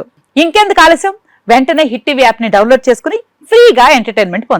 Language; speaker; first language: Telugu; native; Telugu